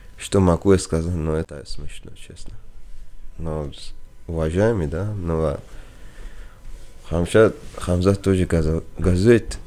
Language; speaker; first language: Russian; non-native, learner; Persian